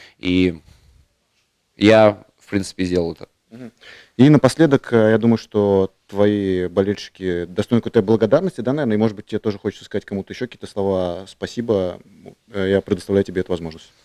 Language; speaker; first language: Russian; native; Russian